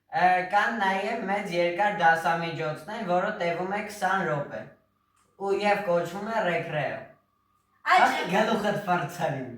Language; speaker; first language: Armenian; early bilingual, heritage; Armenian